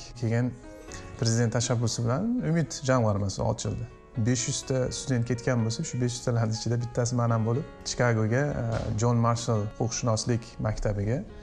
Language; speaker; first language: Uzbek; native; Uzbek